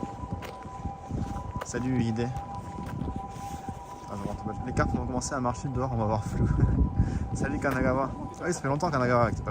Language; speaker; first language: French; native; French